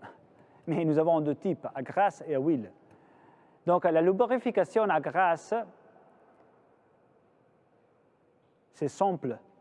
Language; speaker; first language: French; non-native, fluent; Italian